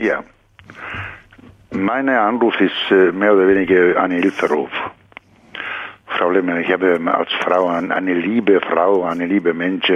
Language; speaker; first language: German; non-native, fluent; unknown